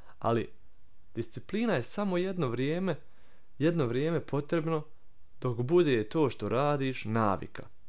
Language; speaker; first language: Serbian; early bilingual, heritage; Croatian